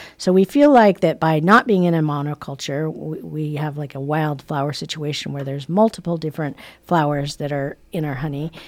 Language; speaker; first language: English; native; English